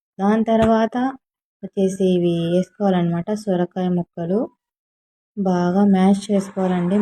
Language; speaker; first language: Telugu; non-native, local second language; Urdu